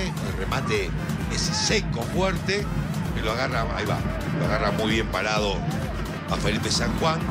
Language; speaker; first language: Spanish; native; Spanish